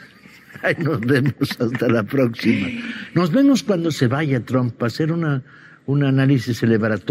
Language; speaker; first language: Spanish; native; Spanish